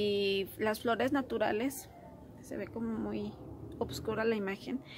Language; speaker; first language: Spanish; early bilingual, heritage; Spanish